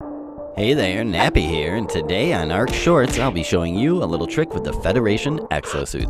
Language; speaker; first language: English; native; English